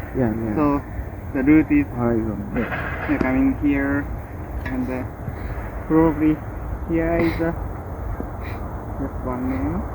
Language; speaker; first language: English; non-native, fluent; Japanese